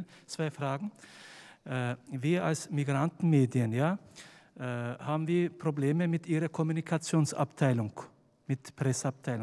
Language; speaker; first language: German; non-native, fluent; Turkish